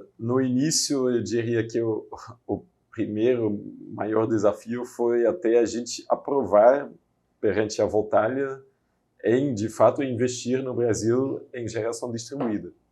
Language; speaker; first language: Portuguese; non-native, fluent; Dutch